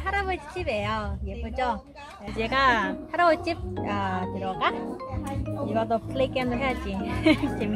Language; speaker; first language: Korean; non-native, learner; Vietnamese